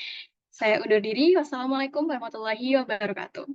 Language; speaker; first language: Indonesian; native; Indonesian